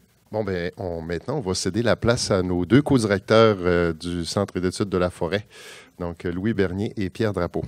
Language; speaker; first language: French; native; French